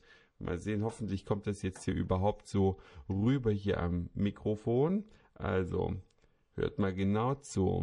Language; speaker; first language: German; native; German